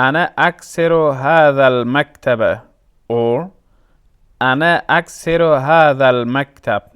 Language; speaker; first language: Arabic; non-native, fluent; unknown